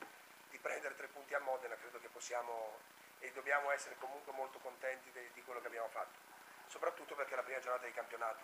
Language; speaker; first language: Italian; native; Italian